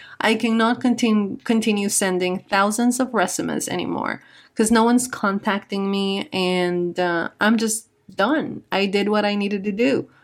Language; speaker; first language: English; non-native, fluent; Spanish